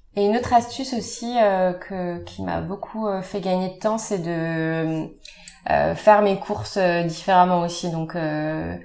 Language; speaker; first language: French; native; French